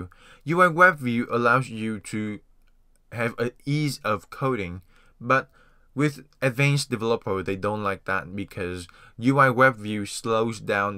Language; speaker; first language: English; non-native, fluent; Vietnamese